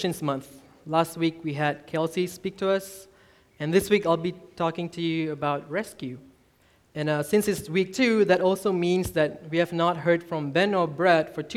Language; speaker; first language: English; non-native, local second language; Tamil